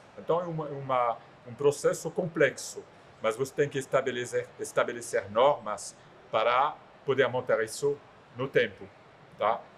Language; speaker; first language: Portuguese; non-native, fluent; French